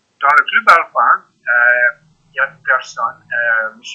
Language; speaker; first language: French; non-native, learner; English